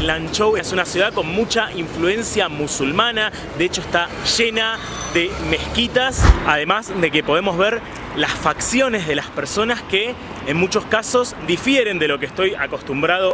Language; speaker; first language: Spanish; native; Spanish